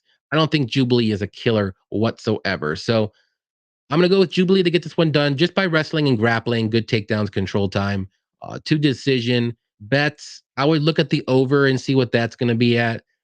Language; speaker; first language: English; native; English